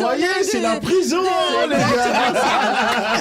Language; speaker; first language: French; native; French